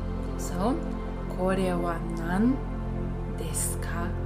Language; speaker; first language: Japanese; non-native, fluent; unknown